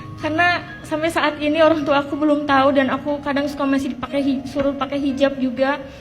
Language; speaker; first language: Indonesian; native; Indonesian